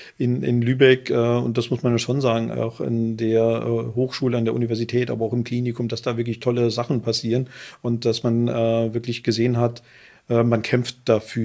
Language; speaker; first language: German; native; German